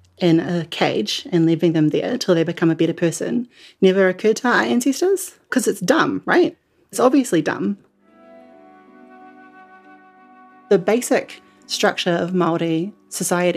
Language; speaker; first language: English; native; English